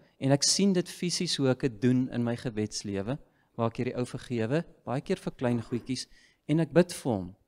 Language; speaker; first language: Afrikaans; native; Afrikaans